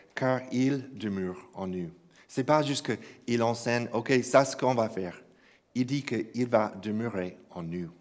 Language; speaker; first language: French; non-native, fluent; English